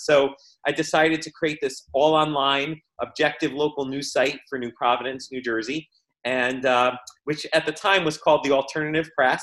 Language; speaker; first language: English; native; English